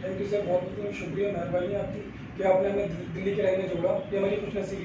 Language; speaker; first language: Hindi; native; Hindi